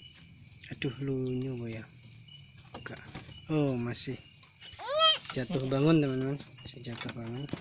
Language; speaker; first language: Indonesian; native; Indonesian